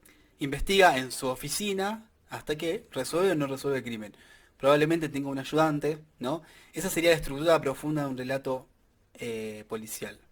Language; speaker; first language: Spanish; native; Spanish